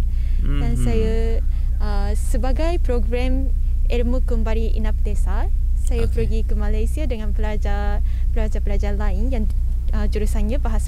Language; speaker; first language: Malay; non-native, fluent; Japanese